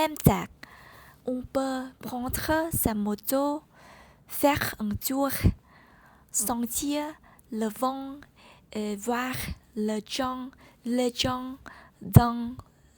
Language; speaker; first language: French; non-native, learner; Vietnamese